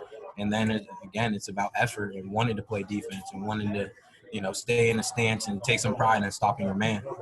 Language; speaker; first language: English; native; English